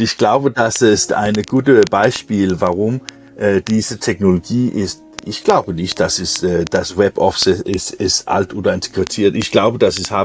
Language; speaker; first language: German; non-native, learner; Danish